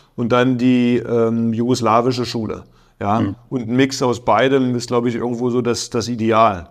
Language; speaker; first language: German; native; German